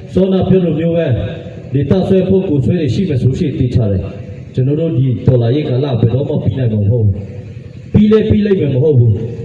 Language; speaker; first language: Burmese; non-native, local second language; Western Kayah